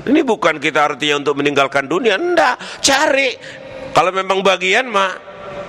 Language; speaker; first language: Indonesian; native; Indonesian